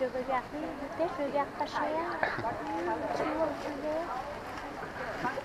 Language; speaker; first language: French; non-native, learner; Vietnamese